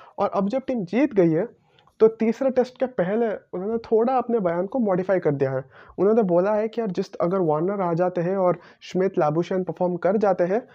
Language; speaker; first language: Hindi; non-native, local second language; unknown